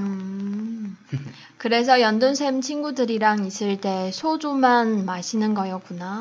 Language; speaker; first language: Korean; non-native, fluent; Chinese